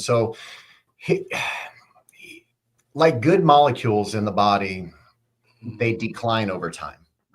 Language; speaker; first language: English; native; English